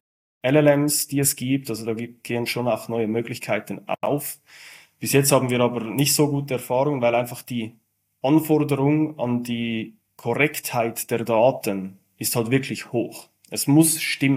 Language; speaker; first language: German; native; German